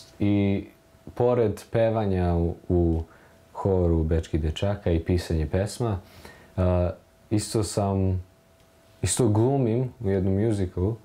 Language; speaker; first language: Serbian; early bilingual, heritage; German